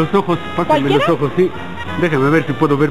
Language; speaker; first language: Spanish; native; Spanish